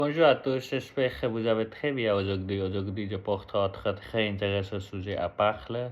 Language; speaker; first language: French; non-native, learner; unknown